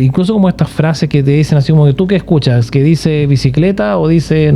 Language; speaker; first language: Spanish; native; Spanish